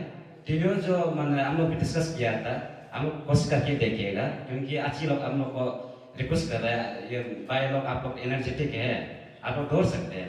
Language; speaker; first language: Hindi; non-native, local second language; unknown